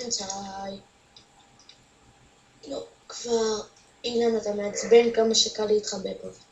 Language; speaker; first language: Hebrew; native; Hebrew